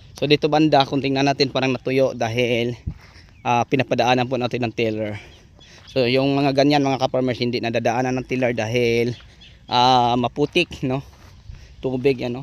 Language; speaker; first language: Filipino; non-native, local second language; Cebuano